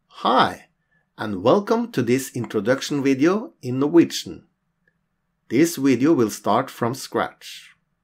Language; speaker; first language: English; non-native, fluent; Norwegian